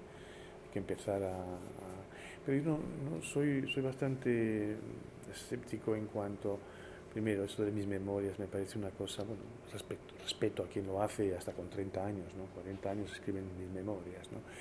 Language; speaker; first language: Spanish; early bilingual, heritage; Spanish